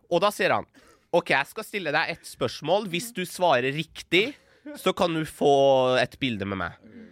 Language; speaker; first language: Norwegian; early bilingual, other home language; Persian